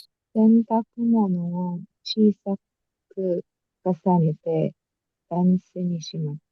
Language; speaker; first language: Japanese; non-native, learner; Filipino